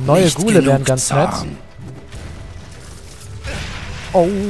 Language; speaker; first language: German; native; German